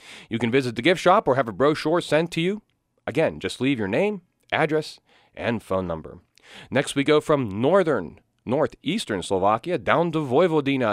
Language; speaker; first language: English; native; English